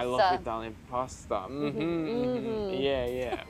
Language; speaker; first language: English; non-native, learner; Czech